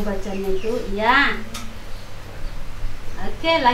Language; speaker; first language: Indonesian; native; Indonesian